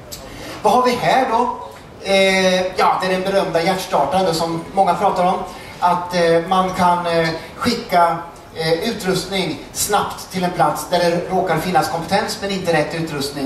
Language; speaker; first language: Swedish; native; Swedish